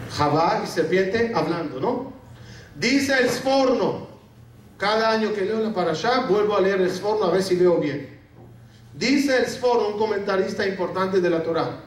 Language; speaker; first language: Spanish; non-native, fluent; Arabic